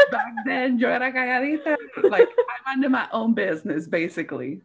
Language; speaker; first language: English; early bilingual, other home language; Spanish